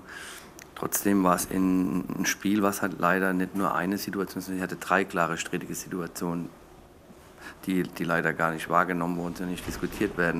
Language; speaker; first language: German; native; German